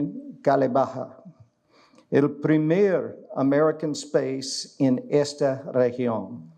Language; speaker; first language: Spanish; non-native, learner; English